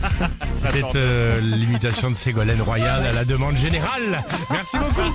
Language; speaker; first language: French; native; French